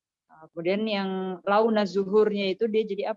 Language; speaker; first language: Indonesian; native; Indonesian